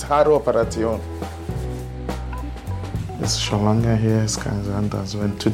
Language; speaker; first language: German; non-native, fluent; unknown